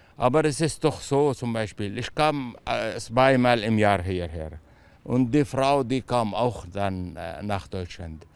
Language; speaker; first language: German; non-native, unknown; Arabic